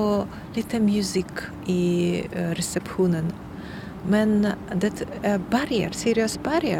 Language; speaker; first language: Swedish; non-native, learner; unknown